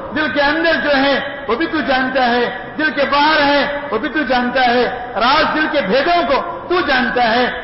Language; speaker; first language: Urdu; non-native, local second language; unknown